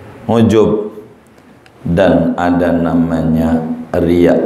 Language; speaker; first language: Indonesian; native; Indonesian